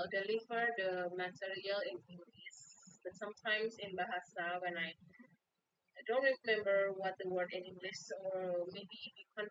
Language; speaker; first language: English; non-native, fluent; Indonesian